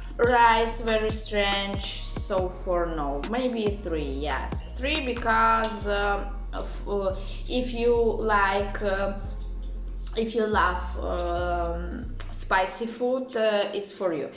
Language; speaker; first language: English; non-native, learner; Russian